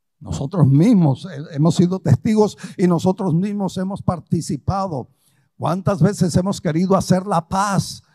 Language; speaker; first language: Spanish; early bilingual, other home language; Portuguese